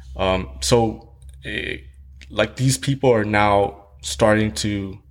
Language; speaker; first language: English; early bilingual, other home language; Vietnamese